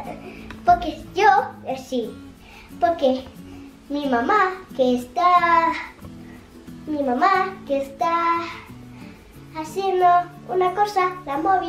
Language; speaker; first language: Spanish; early bilingual, other home language; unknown